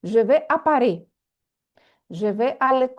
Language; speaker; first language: French; non-native, fluent; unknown